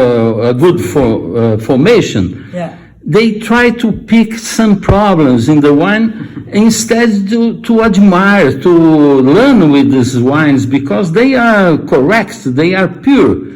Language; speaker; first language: English; non-native, learner; Portuguese